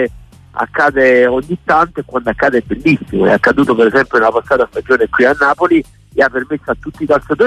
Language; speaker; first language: Italian; native; Italian